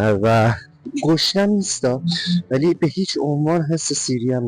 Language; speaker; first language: Persian; native; Persian